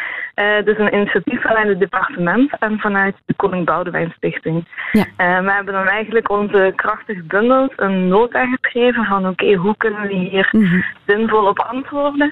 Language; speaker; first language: Dutch; native; Dutch